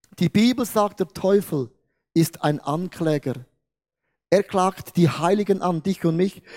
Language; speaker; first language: German; non-native, fluent; Portuguese